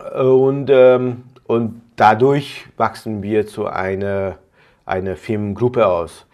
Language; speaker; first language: German; non-native, fluent; Hungarian